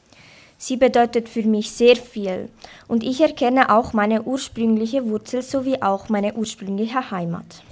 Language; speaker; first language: German; early bilingual, other home language; Italian